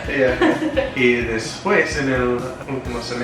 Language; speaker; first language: Spanish; non-native, fluent; English